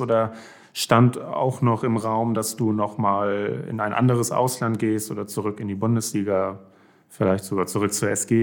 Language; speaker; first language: German; native; German